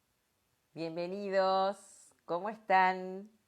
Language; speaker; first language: Spanish; native; Spanish